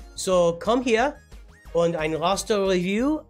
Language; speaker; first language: German; non-native, learner; English